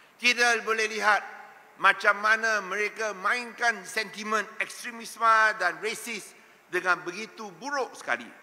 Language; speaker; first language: Malay; non-native, local second language; Chinese